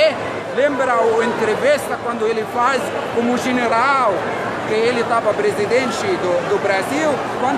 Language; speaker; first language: Portuguese; non-native, learner; Arabic